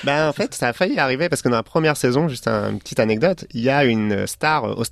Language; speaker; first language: French; native; French